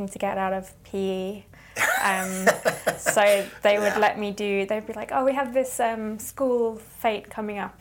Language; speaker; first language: English; native; English